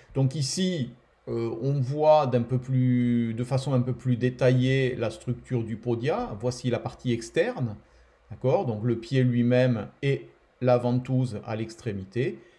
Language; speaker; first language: French; native; French